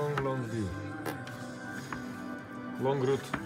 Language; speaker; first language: French; non-native, learner; Lithuanian